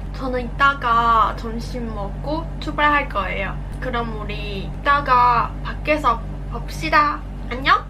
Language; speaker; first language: Korean; non-native, learner; Cantonese